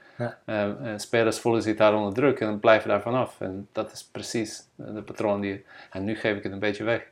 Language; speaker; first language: Dutch; non-native, fluent; Bosnian